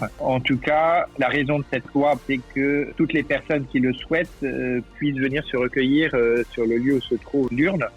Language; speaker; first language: French; native; French